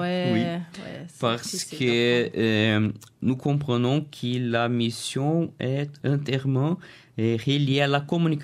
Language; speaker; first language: French; non-native, learner; Portuguese